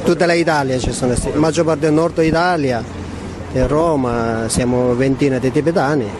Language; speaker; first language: Italian; non-native, fluent; Tibetan